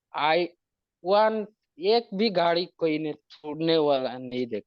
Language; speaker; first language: Hindi; non-native, local second language; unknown